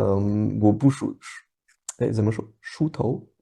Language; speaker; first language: Chinese; non-native, learner; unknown